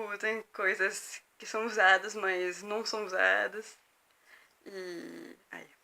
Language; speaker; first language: Portuguese; non-native, fluent; French